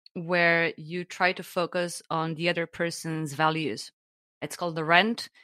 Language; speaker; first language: English; non-native, fluent; Slovenian